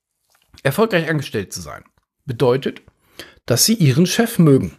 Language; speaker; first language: German; native; German